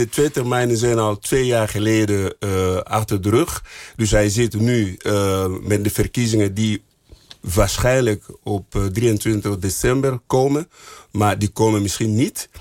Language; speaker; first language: Dutch; non-native, fluent; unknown